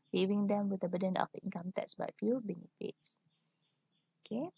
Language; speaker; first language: English; non-native, local second language; Malay